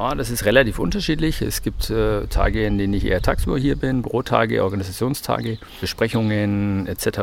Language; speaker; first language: German; native; German